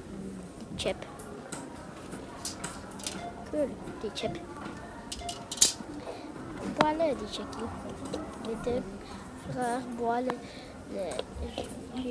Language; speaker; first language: French; non-native, learner; English